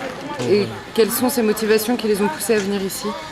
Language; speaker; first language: French; native; French